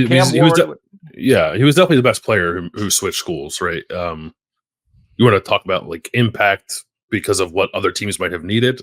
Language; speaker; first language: English; native; English